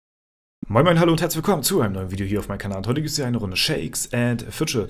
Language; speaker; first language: German; native; German